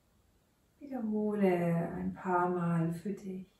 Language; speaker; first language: German; native; German